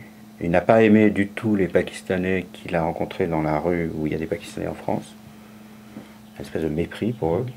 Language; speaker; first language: French; native; French